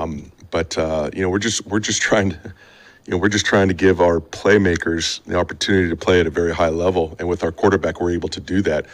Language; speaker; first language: English; native; English